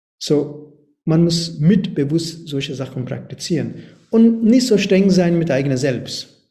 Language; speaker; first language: German; non-native, learner; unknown